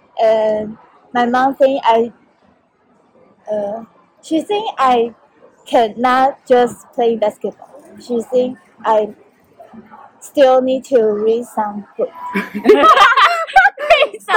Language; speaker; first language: English; non-native, learner; Chinese